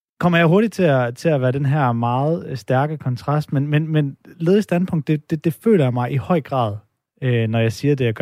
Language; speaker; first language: Danish; native; Danish